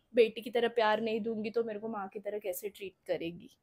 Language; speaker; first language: Hindi; non-native, local second language; Marathi